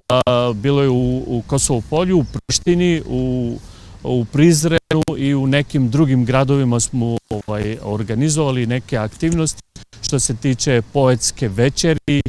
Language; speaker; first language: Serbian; non-native, local second language; Romany